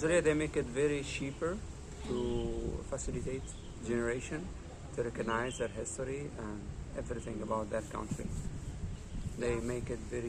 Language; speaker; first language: English; non-native, learner; Arabic